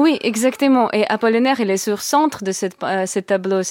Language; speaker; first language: French; non-native, learner; Russian